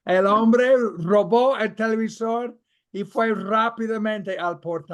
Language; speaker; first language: Spanish; non-native, fluent; English